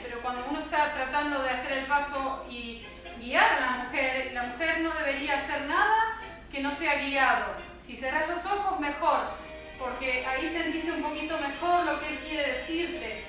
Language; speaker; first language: Spanish; native; Spanish